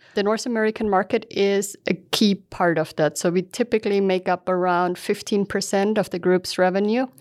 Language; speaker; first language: English; non-native, fluent; German